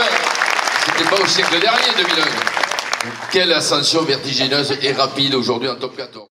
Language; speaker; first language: French; native; French